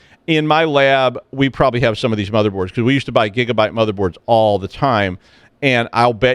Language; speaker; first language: English; native; English